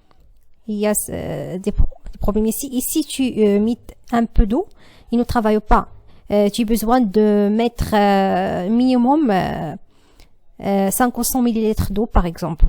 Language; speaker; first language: French; non-native, learner; Arabic